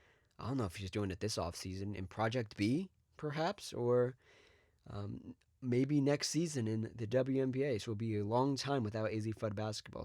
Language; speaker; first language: English; native; English